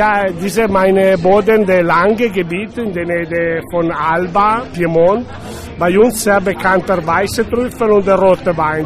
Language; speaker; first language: German; non-native, learner; Italian